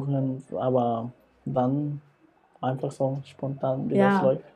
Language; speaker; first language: German; non-native, fluent; Spanish